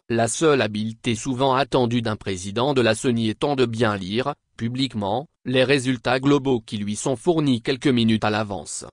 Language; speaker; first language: French; non-native, local second language; Ewe